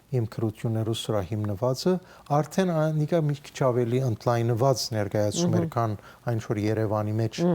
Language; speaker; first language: Armenian; early bilingual, heritage; Armenian